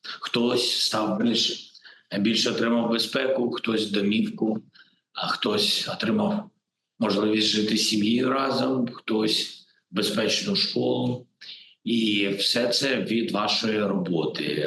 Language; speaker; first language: Ukrainian; non-native, local second language; Russian